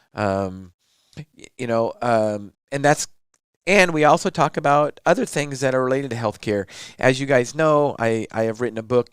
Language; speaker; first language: English; native; English